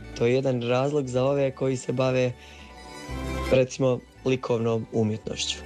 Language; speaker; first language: Croatian; native; Croatian